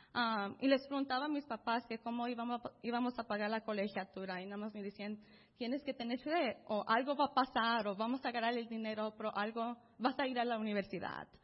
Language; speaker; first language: Spanish; early bilingual, heritage; Spanish